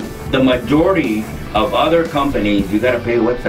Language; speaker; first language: English; early bilingual, other home language; Spanish